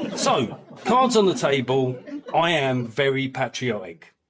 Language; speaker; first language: English; native; English